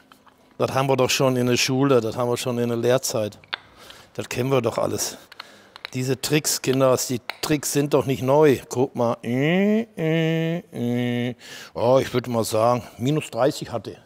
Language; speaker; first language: German; native; German